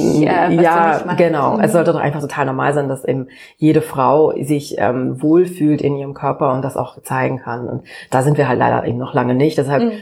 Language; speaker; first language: German; native; German